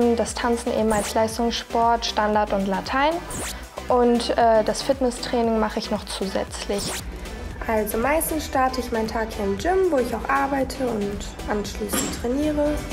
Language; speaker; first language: German; native; German